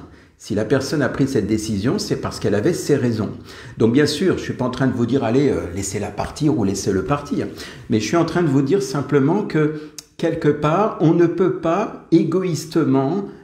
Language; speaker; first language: French; native; French